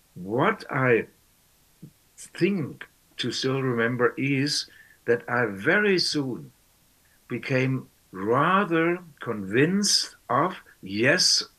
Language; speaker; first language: English; non-native, fluent; German